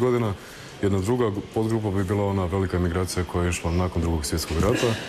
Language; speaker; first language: Croatian; early bilingual, heritage; Croatian